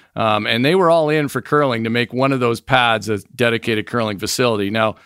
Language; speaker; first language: English; native; English